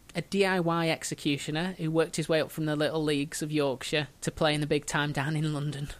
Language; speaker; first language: English; native; English